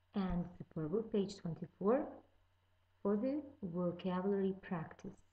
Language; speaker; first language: English; non-native, fluent; Lithuanian